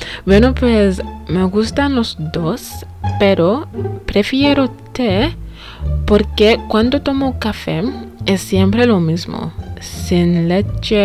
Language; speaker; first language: Spanish; non-native, fluent; English